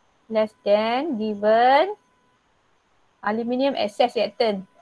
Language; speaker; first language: English; non-native, local second language; Malay